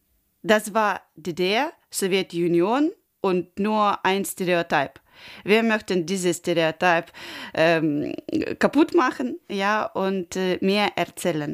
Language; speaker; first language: German; non-native, learner; Ukrainian